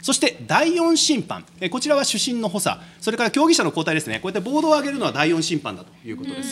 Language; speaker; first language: Japanese; native; Japanese